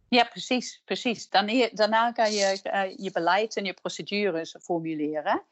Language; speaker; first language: Dutch; non-native, fluent; English